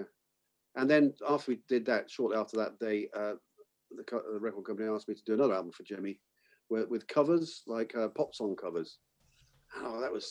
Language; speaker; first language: English; native; English